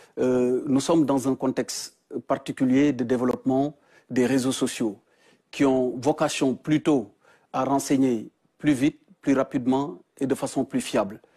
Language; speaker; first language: French; non-native, local second language; Wolof